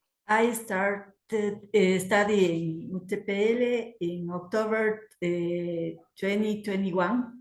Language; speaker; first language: English; non-native, learner; Spanish